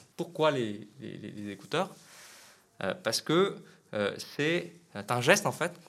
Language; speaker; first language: French; non-native, fluent; Vietnamese